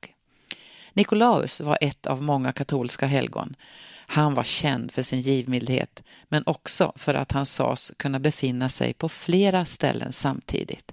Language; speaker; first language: Swedish; native; Swedish